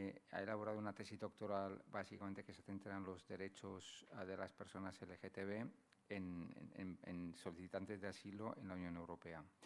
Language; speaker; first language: Spanish; native; Spanish